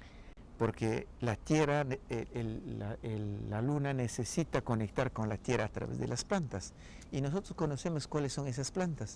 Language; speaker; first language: Spanish; non-native, local second language; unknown